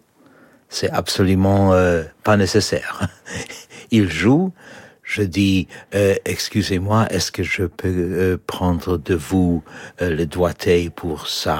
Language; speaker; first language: French; non-native, fluent; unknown